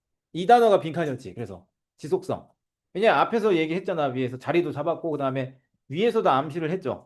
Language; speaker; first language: Korean; native; Korean